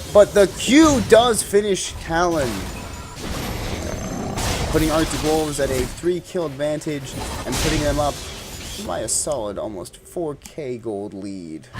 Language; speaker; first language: English; native; English